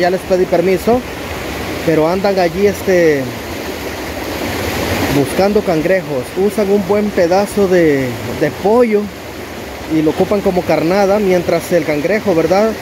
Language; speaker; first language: Spanish; native; Spanish